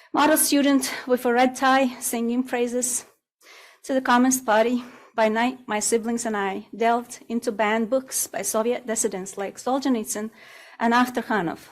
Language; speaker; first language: English; non-native, fluent; Russian